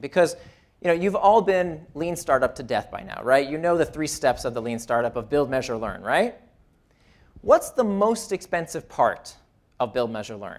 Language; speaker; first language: English; native; English